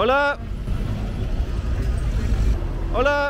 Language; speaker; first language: Spanish; non-native, learner; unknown